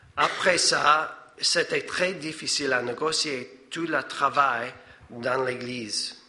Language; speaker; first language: French; non-native, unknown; English